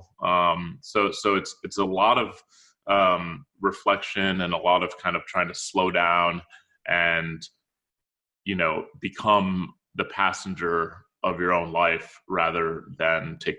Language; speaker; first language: English; native; English